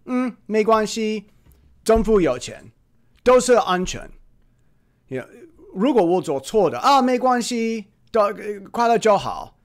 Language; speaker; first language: Chinese; non-native, fluent; English